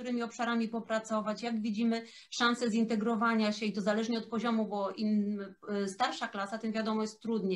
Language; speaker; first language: Polish; native; Polish